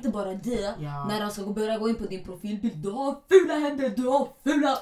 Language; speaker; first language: Swedish; early bilingual, other home language; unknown